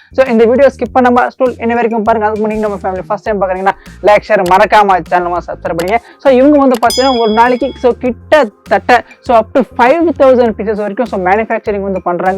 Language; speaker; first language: Tamil; native; Tamil